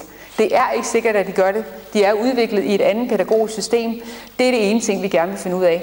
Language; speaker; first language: Danish; native; Danish